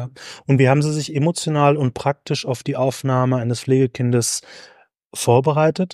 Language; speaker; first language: German; native; German